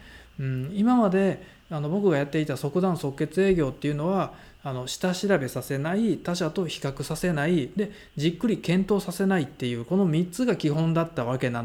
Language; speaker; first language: Japanese; native; Japanese